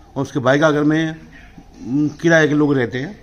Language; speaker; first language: Hindi; non-native, local second language; Gujarati